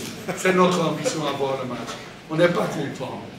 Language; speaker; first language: French; non-native, learner; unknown